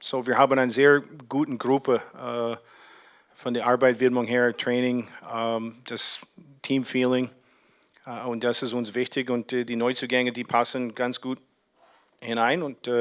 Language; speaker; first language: German; non-native, fluent; English